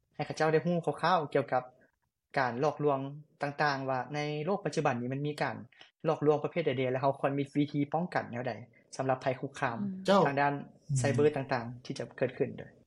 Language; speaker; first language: Lao; native; Lao